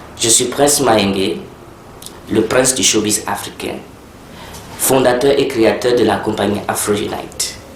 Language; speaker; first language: French; early bilingual, heritage; French